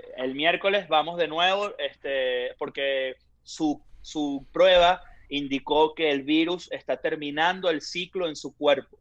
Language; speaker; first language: Spanish; native; Spanish